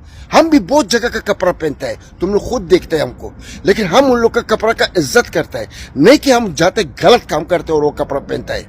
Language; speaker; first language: Hindi; non-native, learner; Arabic